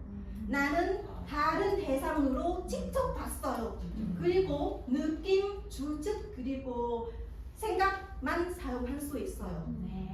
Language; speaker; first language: Korean; non-native, fluent; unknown